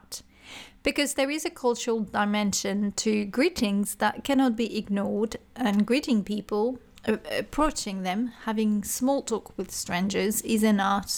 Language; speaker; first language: English; non-native, fluent; French